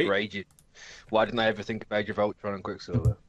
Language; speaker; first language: English; native; English